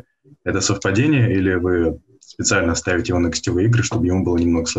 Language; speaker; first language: Russian; native; Russian